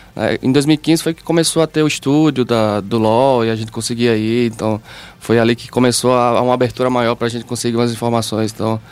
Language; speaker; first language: Portuguese; native; Portuguese